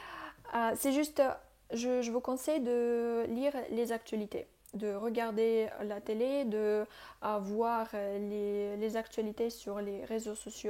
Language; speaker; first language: French; non-native, fluent; Russian